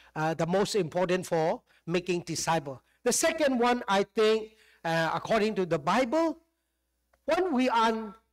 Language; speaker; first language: English; non-native, fluent; Burmese